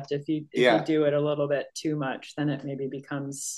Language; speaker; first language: English; native; English